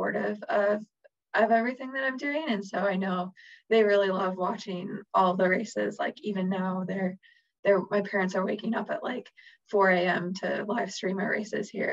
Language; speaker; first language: English; native; English